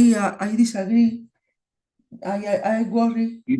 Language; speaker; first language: English; non-native, learner; Spanish